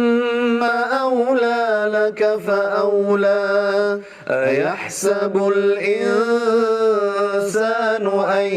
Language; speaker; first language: Arabic; native; Arabic